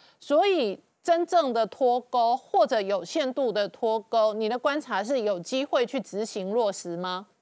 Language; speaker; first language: Chinese; native; Chinese